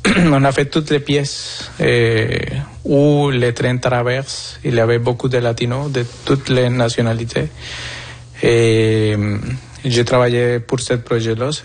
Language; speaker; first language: French; non-native, fluent; Spanish